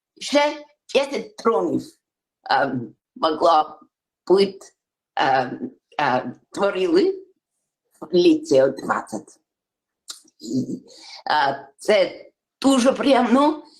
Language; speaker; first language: Ukrainian; early bilingual, heritage; English